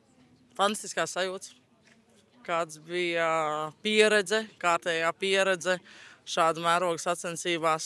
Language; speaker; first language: Latvian; native; Latvian